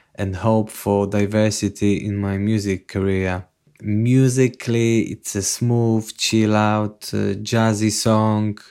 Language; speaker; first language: English; non-native, fluent; Polish